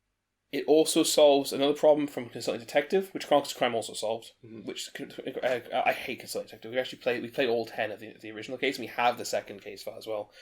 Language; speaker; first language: English; native; English